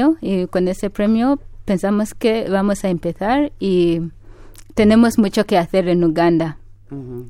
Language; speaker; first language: Spanish; non-native, fluent; Ganda